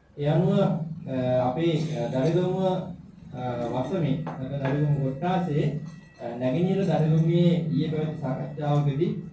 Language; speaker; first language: Sinhala; native; Sinhala